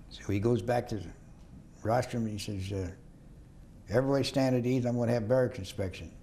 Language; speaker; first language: English; native; English